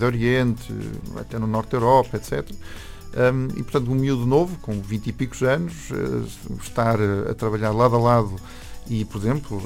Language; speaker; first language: Portuguese; non-native, fluent; English